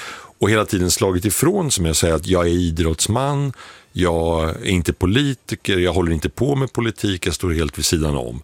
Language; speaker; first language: Swedish; native; Swedish